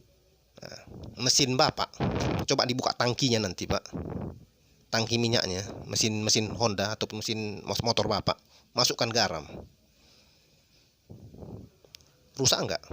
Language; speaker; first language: Indonesian; native; Indonesian